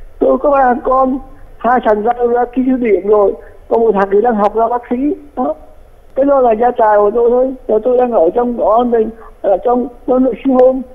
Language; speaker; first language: Vietnamese; native; Vietnamese